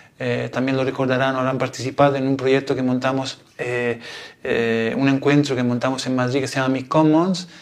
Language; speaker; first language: Spanish; non-native, fluent; Italian